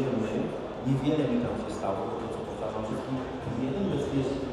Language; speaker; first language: Polish; native; Polish